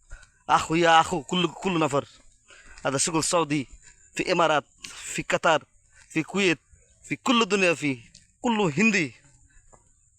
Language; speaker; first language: Arabic; non-native, learner; Bangla